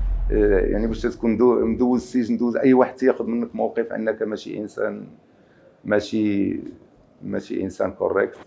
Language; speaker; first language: Arabic; native; Arabic